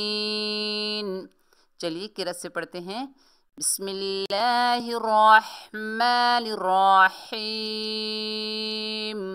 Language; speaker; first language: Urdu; native; Urdu